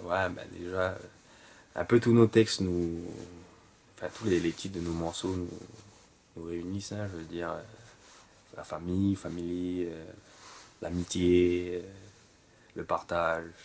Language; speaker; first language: French; native; French